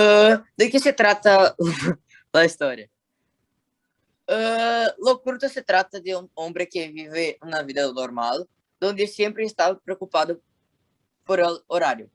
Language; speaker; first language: Spanish; non-native, learner; Portuguese